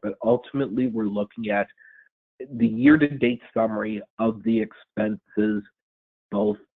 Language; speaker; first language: English; native; English